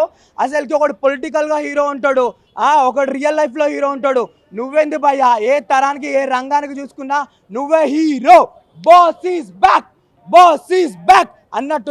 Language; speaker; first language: Telugu; native; Telugu